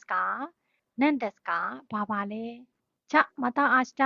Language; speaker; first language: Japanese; non-native, fluent; Burmese